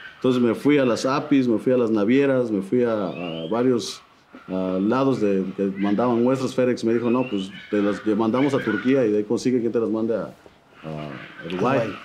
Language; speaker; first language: Spanish; native; Spanish